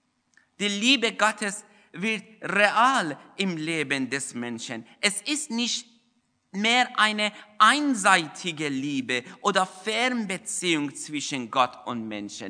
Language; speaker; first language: German; non-native, fluent; Persian